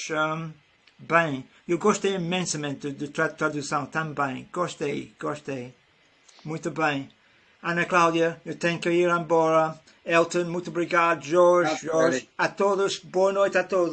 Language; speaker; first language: Portuguese; non-native, learner; English